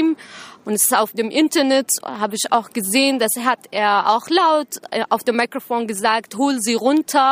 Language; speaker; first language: German; non-native, learner; Arabic